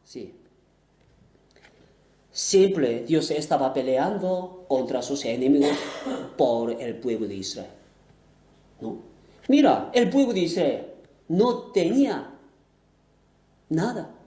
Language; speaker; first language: Spanish; non-native, fluent; Korean